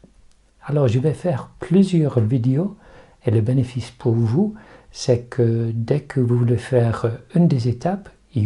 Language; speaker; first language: French; non-native, fluent; English